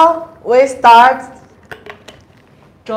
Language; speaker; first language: English; non-native, learner; Chinese